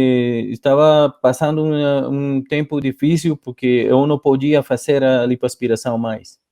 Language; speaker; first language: Portuguese; non-native, fluent; Spanish